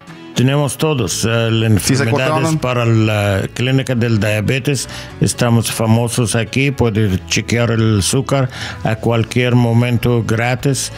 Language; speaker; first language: Spanish; non-native, learner; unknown